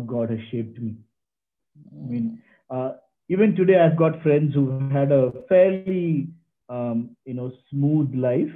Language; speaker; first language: English; non-native, local second language; Malayalam